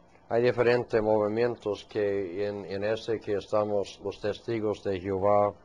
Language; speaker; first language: Spanish; non-native, fluent; English